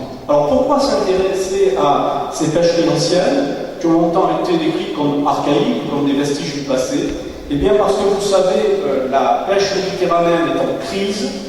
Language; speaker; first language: French; native; French